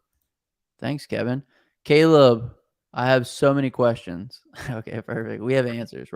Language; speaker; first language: English; native; English